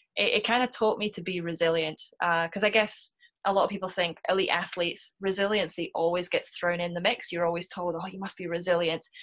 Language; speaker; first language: English; native; English